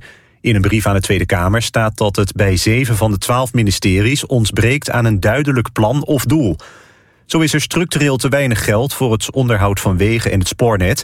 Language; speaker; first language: Dutch; native; Dutch